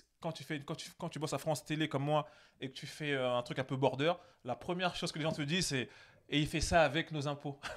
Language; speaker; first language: French; native; French